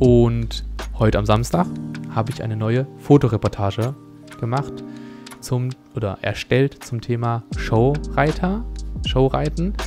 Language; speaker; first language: German; native; German